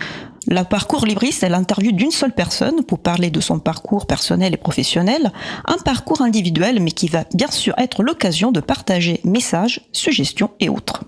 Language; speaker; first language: French; native; French